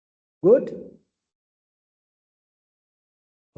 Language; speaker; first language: English; non-native, local second language; Tibetan